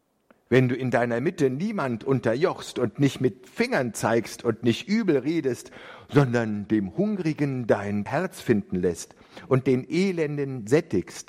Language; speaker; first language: German; native; German